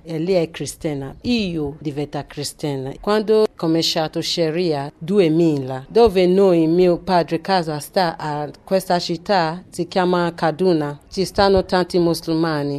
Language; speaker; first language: Italian; non-native, learner; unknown